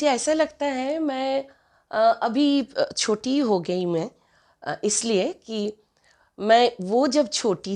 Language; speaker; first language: Hindi; non-native, local second language; Bangla